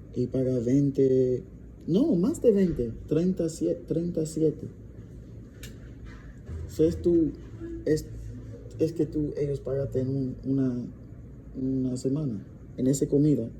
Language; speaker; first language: Spanish; non-native, learner; English